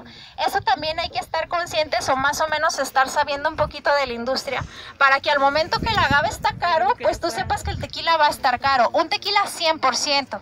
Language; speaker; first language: Spanish; native; Spanish